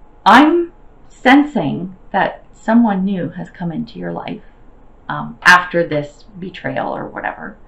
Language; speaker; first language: English; native; English